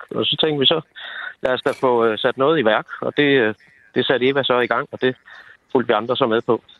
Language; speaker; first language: Danish; native; Danish